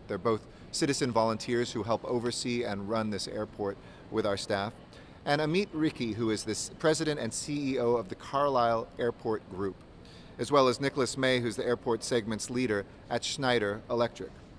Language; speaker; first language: English; native; English